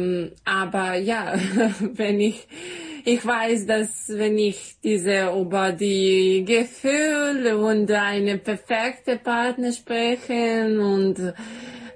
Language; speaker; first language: German; non-native, learner; Serbian